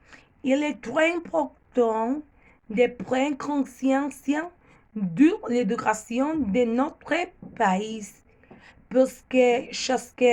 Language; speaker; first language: French; non-native, learner; Spanish